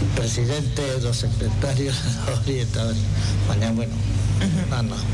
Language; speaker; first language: Basque; non-native, local second language; Spanish